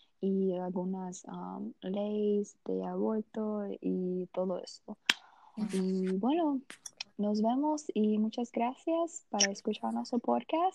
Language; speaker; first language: Spanish; non-native, learner; Portuguese